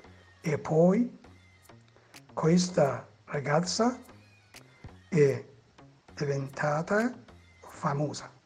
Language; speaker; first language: Italian; non-native, learner; Persian